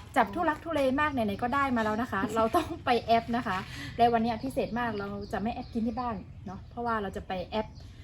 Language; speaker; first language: Thai; non-native, local second language; Western Kayah